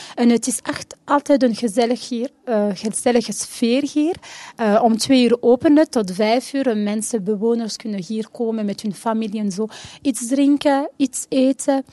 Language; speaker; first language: Dutch; non-native, local second language; French